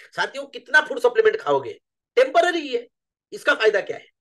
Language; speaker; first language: Hindi; non-native, local second language; Marathi